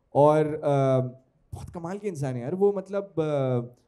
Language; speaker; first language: Hindi; non-native, local second language; Telugu